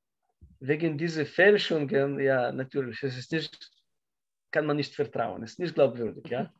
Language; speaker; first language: German; non-native, learner; Russian